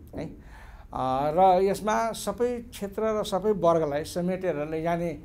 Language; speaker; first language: Nepali; non-native, local second language; Maithili